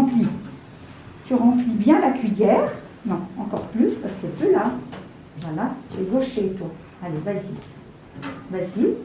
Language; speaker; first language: French; non-native, local second language; Arabic